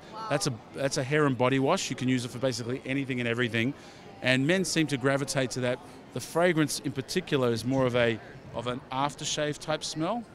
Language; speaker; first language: English; native; English